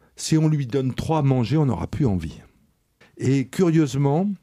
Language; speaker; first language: French; native; French